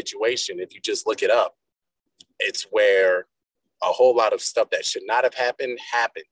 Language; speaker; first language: English; native; English